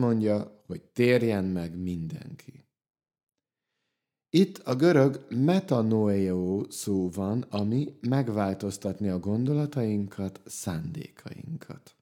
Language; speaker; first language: Hungarian; native; Hungarian